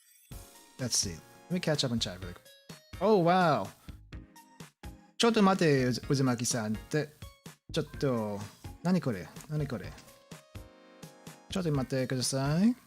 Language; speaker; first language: Japanese; non-native, learner; English